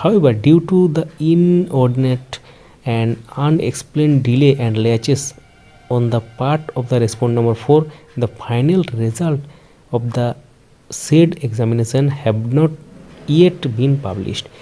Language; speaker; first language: English; non-native, local second language; Bangla